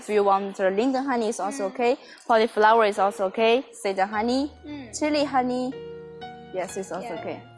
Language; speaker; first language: English; non-native, learner; Chinese